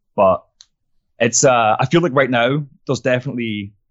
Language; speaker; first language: English; non-native, fluent; French